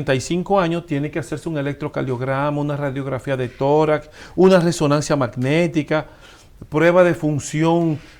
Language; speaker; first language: Spanish; native; Spanish